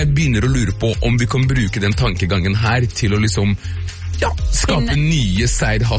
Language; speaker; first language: Norwegian; native; Norwegian